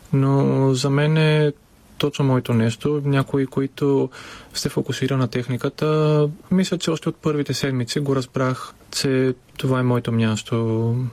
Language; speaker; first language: Bulgarian; non-native, fluent; Greek